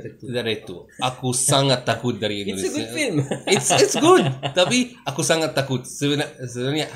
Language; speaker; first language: Indonesian; non-native, learner; French